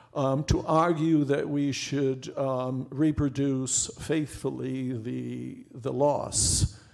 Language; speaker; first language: English; non-native, fluent; Portuguese